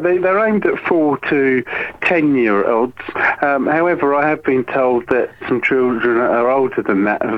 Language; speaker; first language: English; native; English